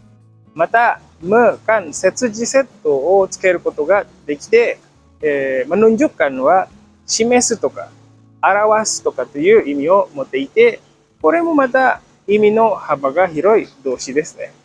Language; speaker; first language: Japanese; non-native, fluent; Indonesian